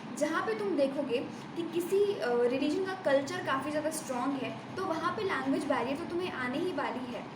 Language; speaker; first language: Hindi; native; Hindi